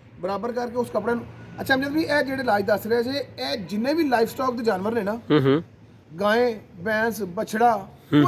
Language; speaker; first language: Punjabi; native; Punjabi